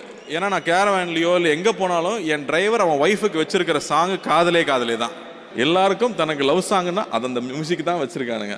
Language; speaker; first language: Tamil; native; Tamil